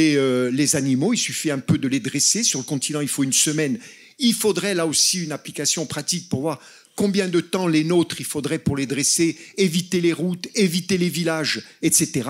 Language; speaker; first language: French; native; French